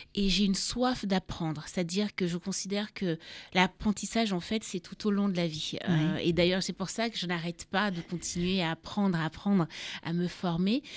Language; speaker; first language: French; native; French